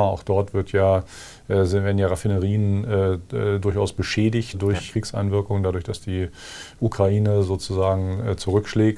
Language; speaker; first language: German; native; German